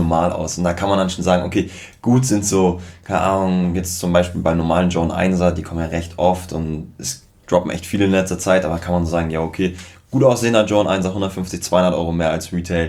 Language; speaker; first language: German; native; German